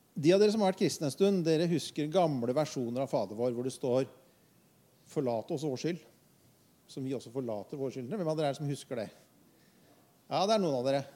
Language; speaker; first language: Norwegian; native; Norwegian